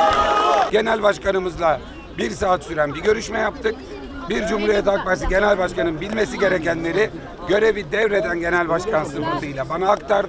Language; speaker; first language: Turkish; native; Turkish